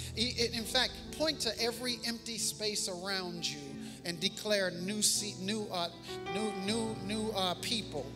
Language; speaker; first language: English; native; English